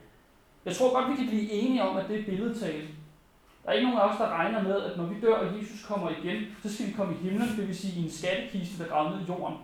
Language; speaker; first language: Danish; native; Danish